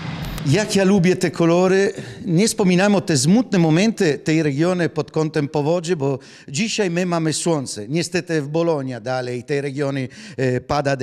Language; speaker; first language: Polish; non-native, fluent; Italian